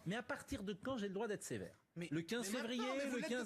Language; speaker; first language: French; native; French